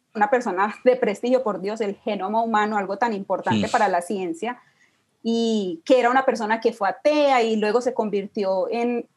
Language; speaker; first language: Spanish; native; Spanish